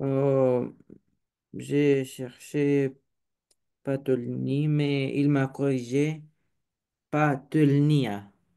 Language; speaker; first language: French; non-native, learner; Romanian